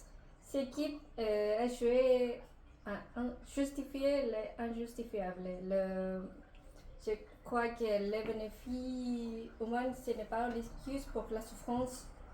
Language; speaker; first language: French; non-native, learner; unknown